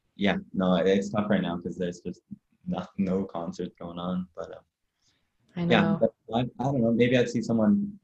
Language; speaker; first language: English; native; English